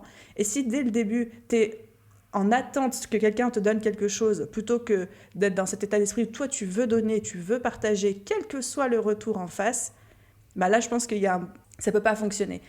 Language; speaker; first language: French; native; French